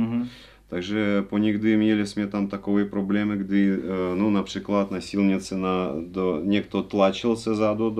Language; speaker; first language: Czech; non-native, learner; Russian